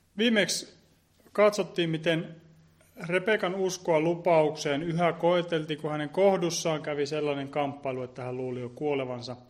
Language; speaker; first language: Finnish; native; Finnish